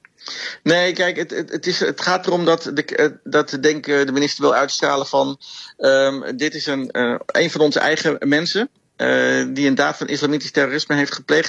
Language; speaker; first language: Dutch; native; Dutch